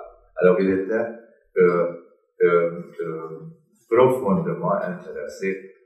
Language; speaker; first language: French; non-native, fluent; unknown